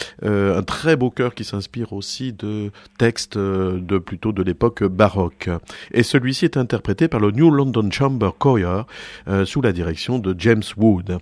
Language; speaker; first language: French; native; French